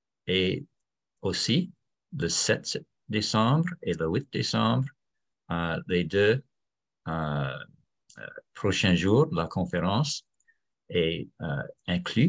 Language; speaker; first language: French; non-native, fluent; English